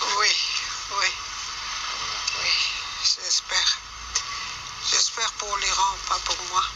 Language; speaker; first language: French; non-native, fluent; Persian